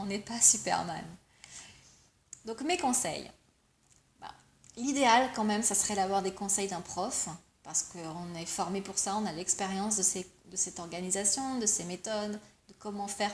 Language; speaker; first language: French; native; French